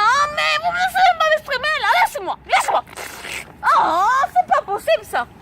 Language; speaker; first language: French; native; French